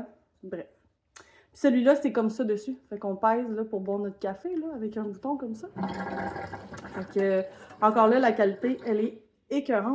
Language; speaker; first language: French; native; French